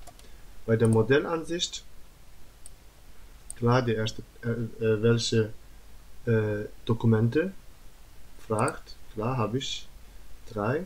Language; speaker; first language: German; non-native, learner; Turkish